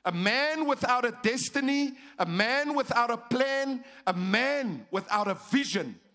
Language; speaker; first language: English; non-native, local second language; Afrikaans